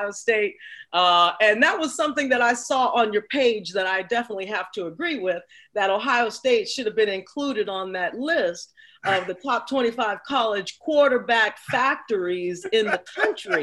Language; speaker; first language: English; native; English